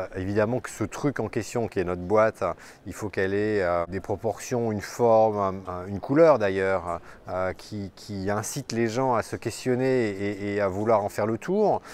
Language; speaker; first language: French; native; French